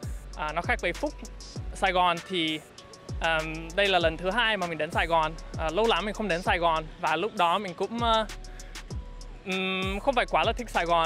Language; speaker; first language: Vietnamese; non-native, fluent; English